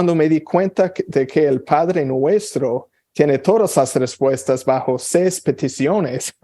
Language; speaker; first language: Spanish; non-native, fluent; English